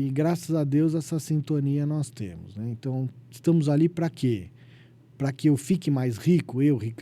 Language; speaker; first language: Portuguese; native; Portuguese